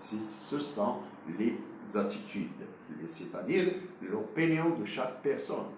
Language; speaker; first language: French; non-native, local second language; Arabic